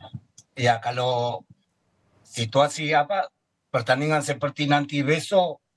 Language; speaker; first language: Indonesian; non-native, fluent; Spanish